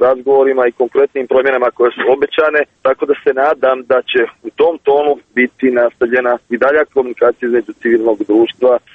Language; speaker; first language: Serbian; native; Serbian